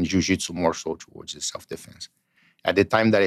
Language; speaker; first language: English; non-native, fluent; Portuguese